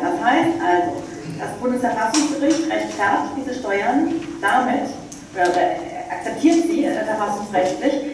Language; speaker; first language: German; native; German